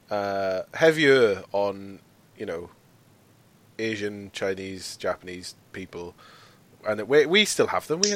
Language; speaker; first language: English; native; English